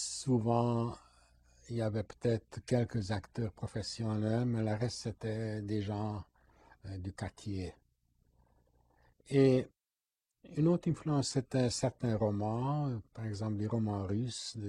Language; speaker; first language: French; non-native, fluent; Hungarian